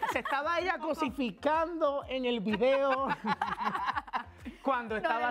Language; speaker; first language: Spanish; native; Spanish